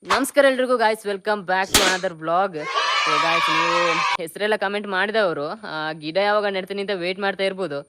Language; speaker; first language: Kannada; non-native, local second language; Tulu